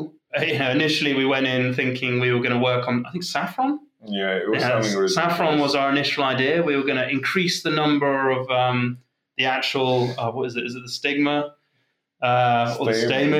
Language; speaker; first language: English; native; English